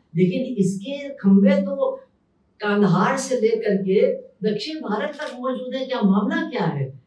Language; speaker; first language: Hindi; native; Hindi